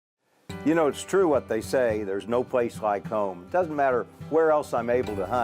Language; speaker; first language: English; native; English